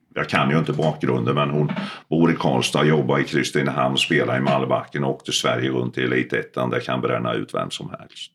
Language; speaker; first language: Swedish; early bilingual, other home language; Finnish